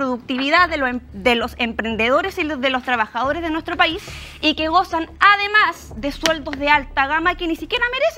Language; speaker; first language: Spanish; native; Spanish